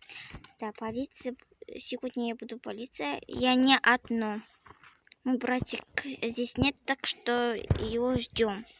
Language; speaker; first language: Russian; non-native, local second language; Kazakh